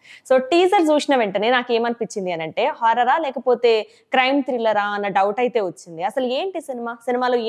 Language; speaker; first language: Telugu; native; Telugu